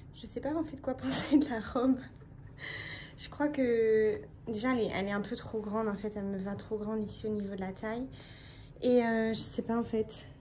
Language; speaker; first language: French; native; French